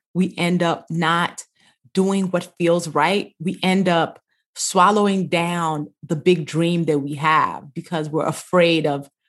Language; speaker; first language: English; early bilingual, other home language; Yoruba